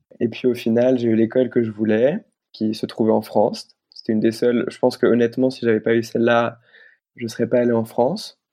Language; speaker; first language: French; native; French